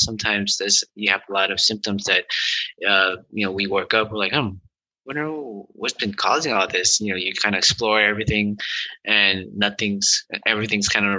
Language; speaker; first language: English; early bilingual, other home language; Vietnamese